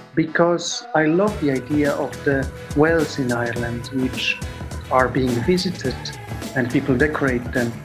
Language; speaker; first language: English; non-native, fluent; Polish